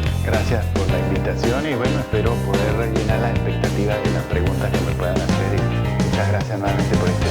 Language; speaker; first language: Spanish; native; Spanish